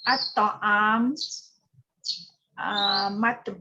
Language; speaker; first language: Arabic; non-native, learner; Malay